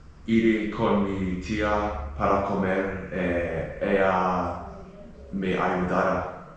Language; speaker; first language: Spanish; non-native, learner; English